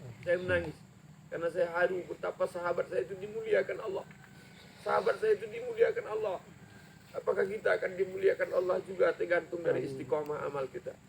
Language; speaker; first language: Indonesian; native; Indonesian